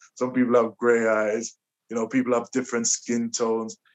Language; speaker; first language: English; native; English